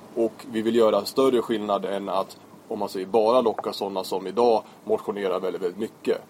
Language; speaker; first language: Swedish; native; Swedish